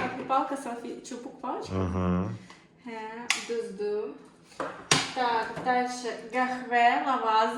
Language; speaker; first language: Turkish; non-native, learner; Russian